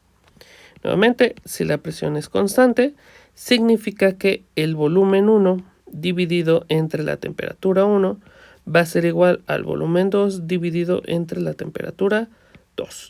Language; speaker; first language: Spanish; native; Spanish